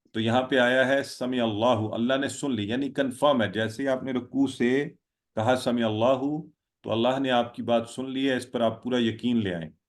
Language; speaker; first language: Urdu; native; Urdu